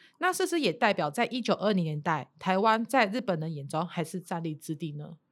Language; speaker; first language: Chinese; native; Chinese